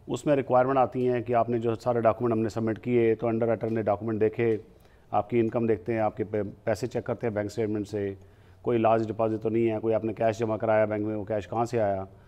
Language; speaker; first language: Hindi; native; Hindi